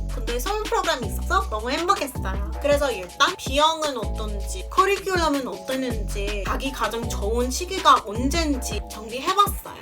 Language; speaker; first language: Korean; non-native, fluent; English